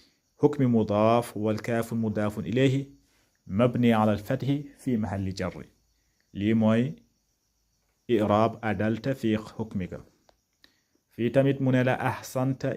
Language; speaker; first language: Arabic; non-native, fluent; Wolof